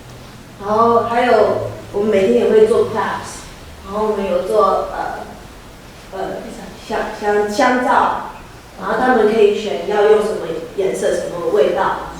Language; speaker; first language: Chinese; early bilingual, heritage; Chinese